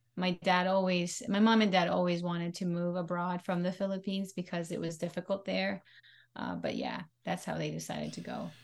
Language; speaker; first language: English; non-native, local second language; Pampanga